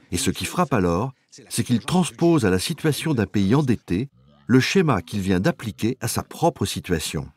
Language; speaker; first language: French; native; French